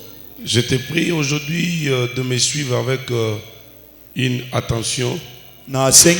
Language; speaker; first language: French; non-native, local second language; Lingala